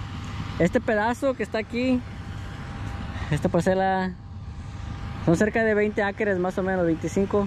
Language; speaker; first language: Spanish; native; Spanish